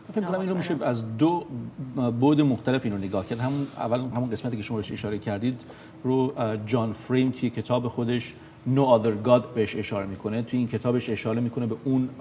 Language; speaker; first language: Persian; native; Persian